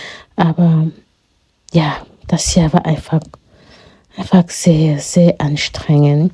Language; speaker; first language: German; non-native, fluent; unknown